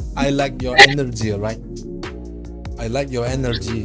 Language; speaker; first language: English; non-native, learner; Indonesian